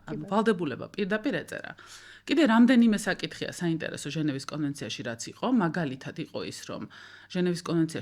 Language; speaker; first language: Georgian; native; Georgian